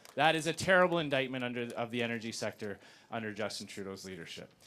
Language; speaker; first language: English; native; English